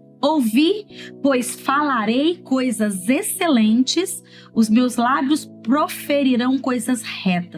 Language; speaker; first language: Portuguese; native; Portuguese